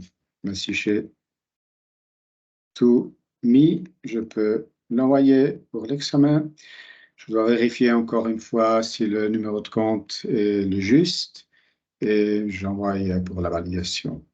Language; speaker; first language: French; non-native, local second language; German